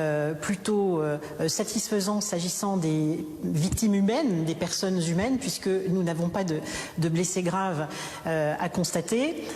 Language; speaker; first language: French; native; French